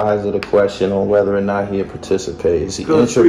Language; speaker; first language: English; native; English